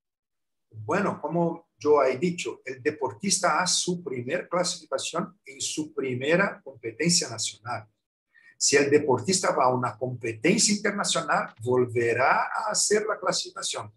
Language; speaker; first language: Spanish; non-native, learner; Portuguese